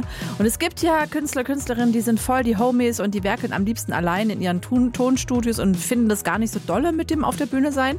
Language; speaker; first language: German; native; German